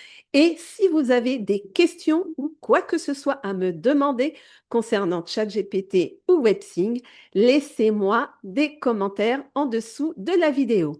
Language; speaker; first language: French; native; French